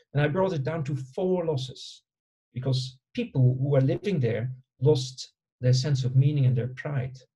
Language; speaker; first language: English; non-native, fluent; Dutch